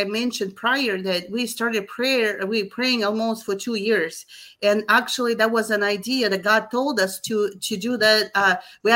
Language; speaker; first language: English; non-native, fluent; Russian